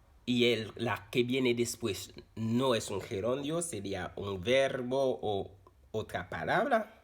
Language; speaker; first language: Spanish; non-native, fluent; Haitian Creole